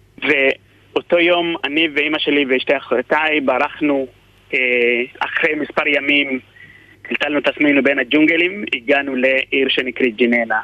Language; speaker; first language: Hebrew; non-native, fluent; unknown